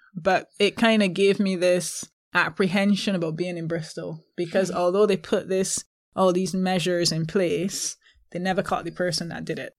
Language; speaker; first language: English; native; English